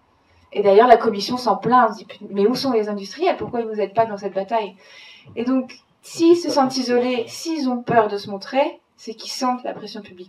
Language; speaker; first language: French; native; French